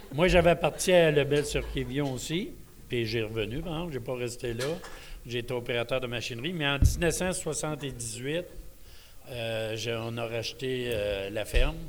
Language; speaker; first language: French; native; French